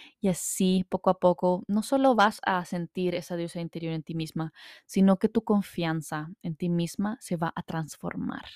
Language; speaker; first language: Spanish; early bilingual, heritage; Spanish